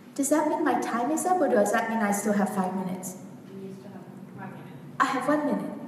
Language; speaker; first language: English; non-native, fluent; Vietnamese